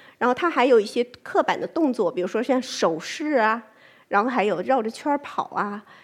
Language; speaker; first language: Chinese; native; Chinese